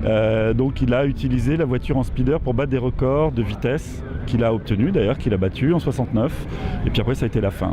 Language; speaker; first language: French; native; French